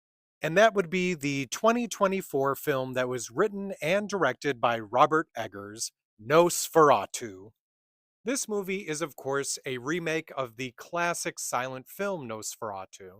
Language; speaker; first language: English; native; English